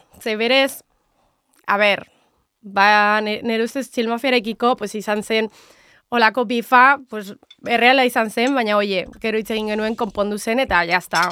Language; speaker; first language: Basque; non-native, local second language; Spanish